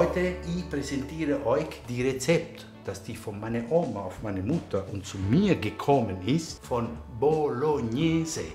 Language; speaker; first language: German; non-native, fluent; Italian